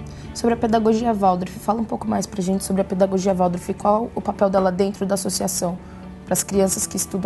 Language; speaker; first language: Portuguese; native; Portuguese